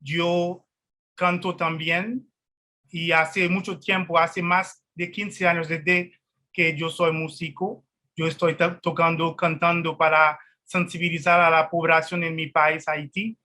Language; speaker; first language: Spanish; non-native, fluent; Haitian Creole